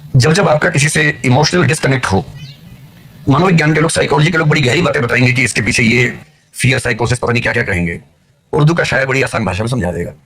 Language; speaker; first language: Hindi; native; Hindi